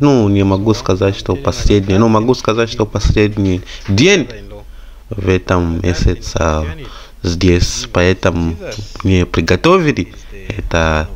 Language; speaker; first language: Russian; non-native, fluent; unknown